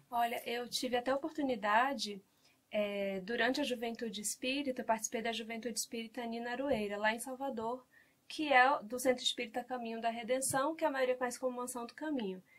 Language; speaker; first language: Portuguese; native; Portuguese